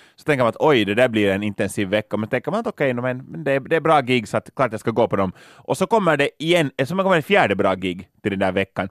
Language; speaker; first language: Swedish; native; Swedish